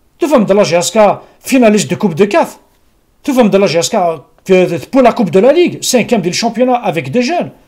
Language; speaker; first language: French; non-native, local second language; Kabyle